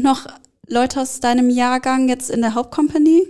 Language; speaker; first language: German; native; German